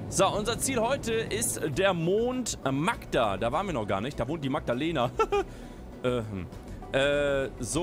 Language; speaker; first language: German; native; German